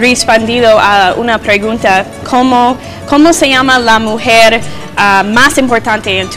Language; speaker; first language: Spanish; non-native, learner; English